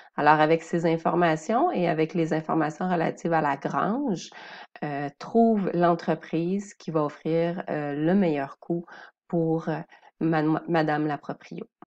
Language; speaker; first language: French; native; French